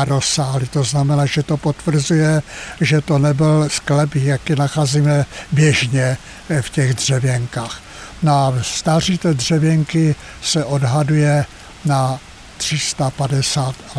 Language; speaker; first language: Czech; native; Czech